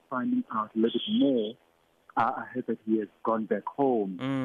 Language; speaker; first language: English; non-native, local second language; Xhosa